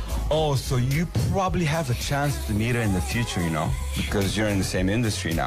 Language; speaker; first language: English; non-native, fluent; Japanese